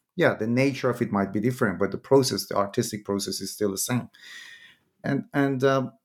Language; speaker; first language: English; non-native, fluent; Persian